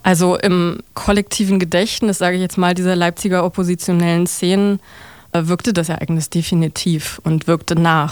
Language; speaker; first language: German; native; German